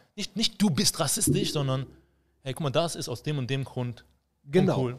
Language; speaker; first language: German; native; German